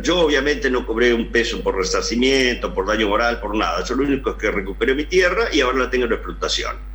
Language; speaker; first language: Spanish; native; Spanish